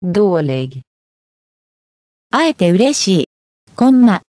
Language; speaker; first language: Japanese; native; Japanese